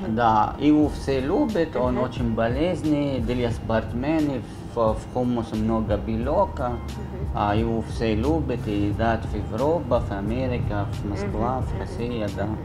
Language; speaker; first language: Russian; non-native, learner; Arabic